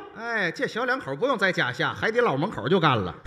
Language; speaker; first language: Chinese; native; Chinese